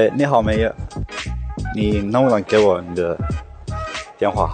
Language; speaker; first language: Chinese; non-native, learner; Japanese